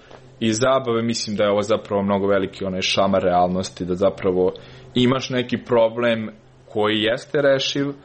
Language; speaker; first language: Serbian; native; Serbian